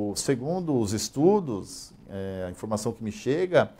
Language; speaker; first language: Portuguese; native; Portuguese